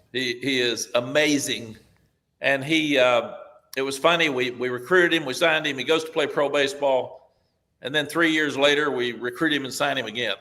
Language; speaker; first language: English; native; English